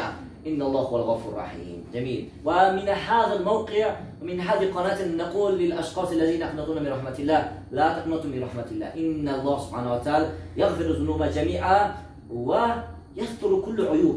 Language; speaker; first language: Arabic; non-native, learner; Uzbek